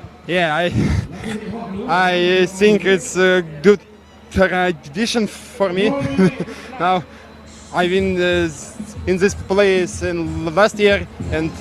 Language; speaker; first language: English; non-native, learner; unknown